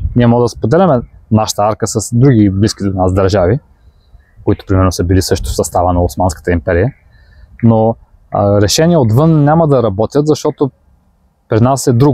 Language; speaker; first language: Bulgarian; native; Bulgarian